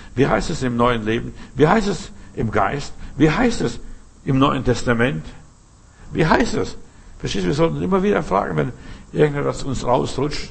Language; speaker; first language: German; early bilingual, other home language; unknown